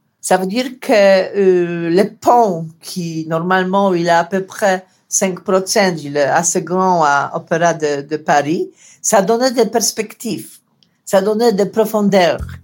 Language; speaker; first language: French; non-native, learner; Polish